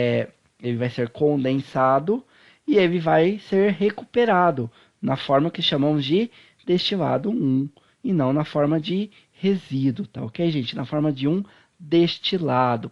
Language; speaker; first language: Portuguese; native; Portuguese